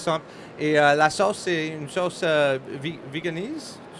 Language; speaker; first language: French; non-native, learner; English